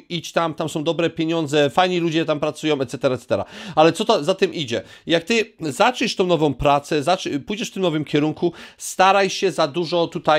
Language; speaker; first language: Polish; native; Polish